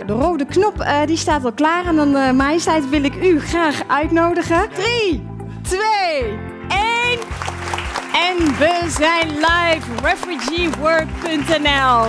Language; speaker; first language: Dutch; native; Dutch